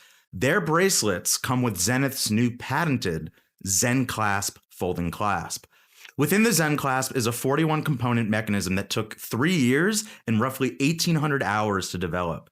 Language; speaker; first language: English; native; English